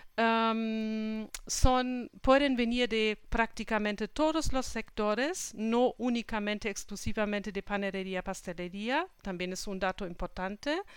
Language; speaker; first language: Spanish; non-native, fluent; German